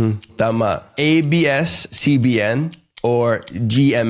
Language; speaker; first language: Filipino; non-native, fluent; English